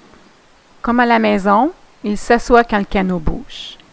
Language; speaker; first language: French; native; French